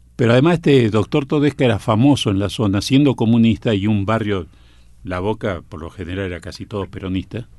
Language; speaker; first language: Spanish; native; Spanish